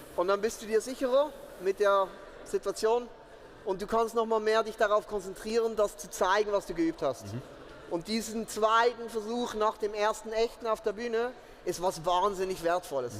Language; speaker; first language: German; native; German